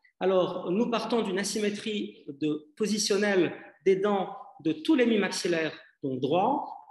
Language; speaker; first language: French; non-native, local second language; Arabic